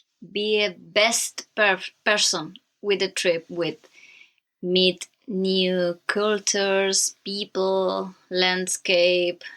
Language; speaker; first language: English; non-native, learner; Spanish